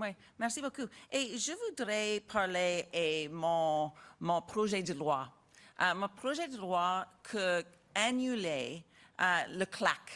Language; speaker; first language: French; non-native, learner; English